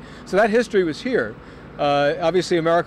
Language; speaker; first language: English; native; English